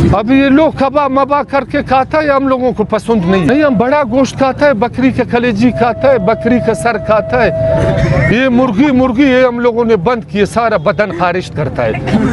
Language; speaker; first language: Urdu; non-native, local second language; Pashto